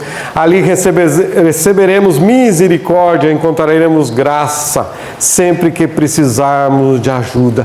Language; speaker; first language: Portuguese; native; Portuguese